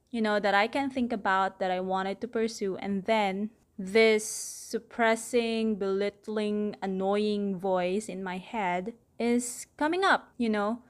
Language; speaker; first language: English; non-native, local second language; Filipino